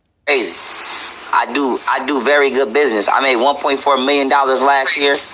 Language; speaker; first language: English; native; English